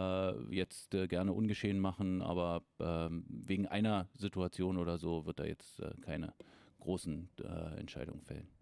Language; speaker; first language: German; native; German